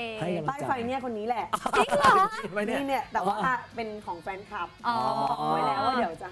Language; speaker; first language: Thai; native; Thai